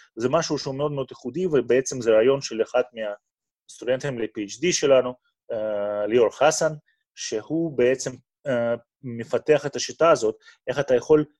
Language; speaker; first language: Hebrew; non-native, fluent; Russian